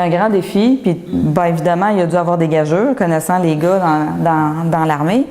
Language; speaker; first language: French; native; French